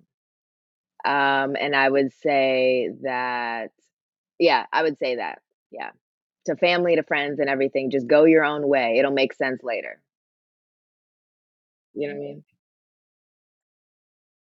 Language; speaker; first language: English; native; English